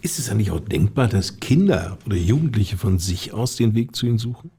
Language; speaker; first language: German; native; German